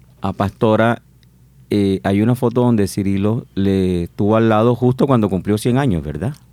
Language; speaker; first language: Spanish; native; Spanish